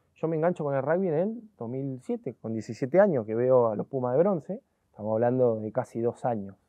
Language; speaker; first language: Spanish; native; Spanish